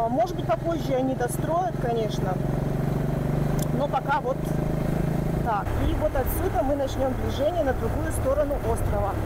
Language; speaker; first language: Russian; native; Russian